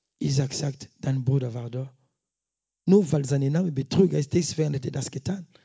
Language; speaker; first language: German; non-native, fluent; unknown